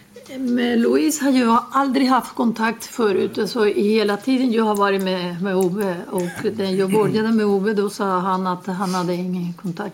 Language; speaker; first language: Swedish; non-native, fluent; Spanish